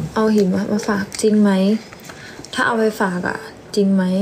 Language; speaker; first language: Thai; native; Thai